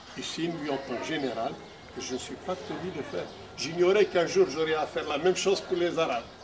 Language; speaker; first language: French; non-native, local second language; Arabic